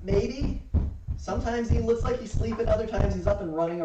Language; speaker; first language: English; native; English